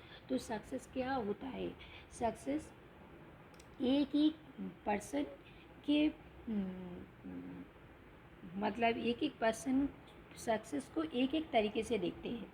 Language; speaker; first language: Hindi; non-native, local second language; Bangla